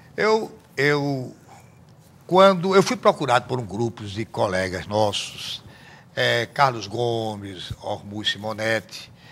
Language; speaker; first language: Portuguese; native; Portuguese